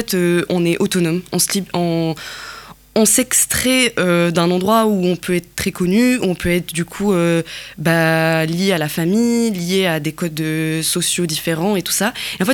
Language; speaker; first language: French; non-native, local second language; Kabyle